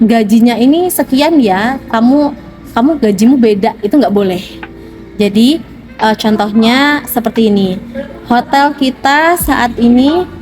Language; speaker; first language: Indonesian; native; Indonesian